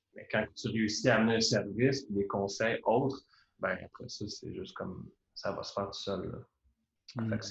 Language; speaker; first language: French; native; French